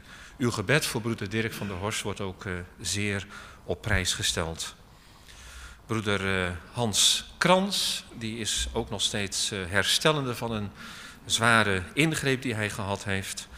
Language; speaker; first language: Dutch; native; Dutch